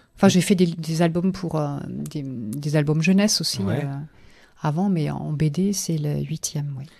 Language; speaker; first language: French; non-native, fluent; German